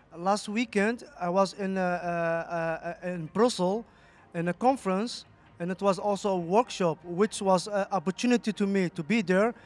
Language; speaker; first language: English; non-native, fluent; Somali